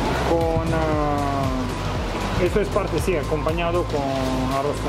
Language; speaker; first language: Spanish; non-native, learner; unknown